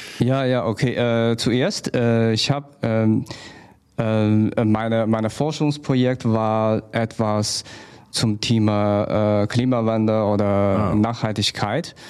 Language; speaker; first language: German; non-native, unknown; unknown